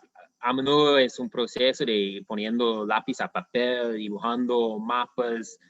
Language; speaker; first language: Spanish; non-native, fluent; English